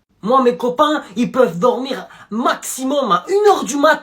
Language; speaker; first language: French; native; French